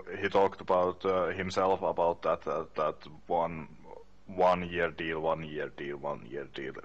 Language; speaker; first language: English; non-native, learner; Finnish